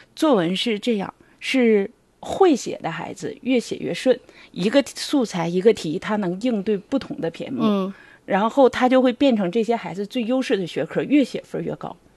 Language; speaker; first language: Chinese; native; Chinese